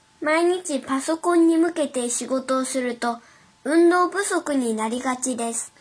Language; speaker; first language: Japanese; non-native, learner; Chinese